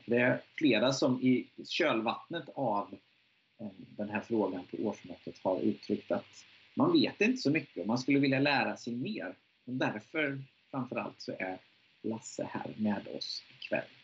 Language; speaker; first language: Swedish; native; Swedish